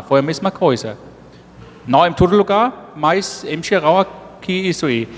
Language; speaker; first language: Portuguese; non-native, fluent; German